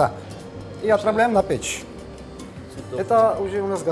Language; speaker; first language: Polish; non-native, learner; Georgian